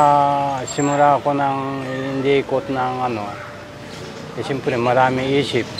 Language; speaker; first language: Filipino; non-native, learner; Japanese